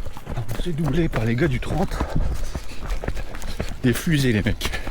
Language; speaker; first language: French; native; French